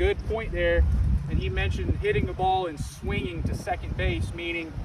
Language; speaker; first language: English; native; English